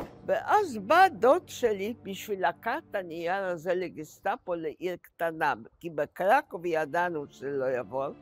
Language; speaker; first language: Hebrew; non-native, fluent; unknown